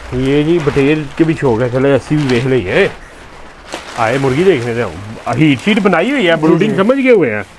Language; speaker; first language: Urdu; non-native, local second language; Punjabi